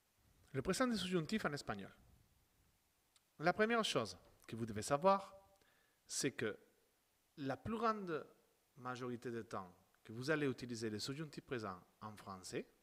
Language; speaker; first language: French; non-native, fluent; Spanish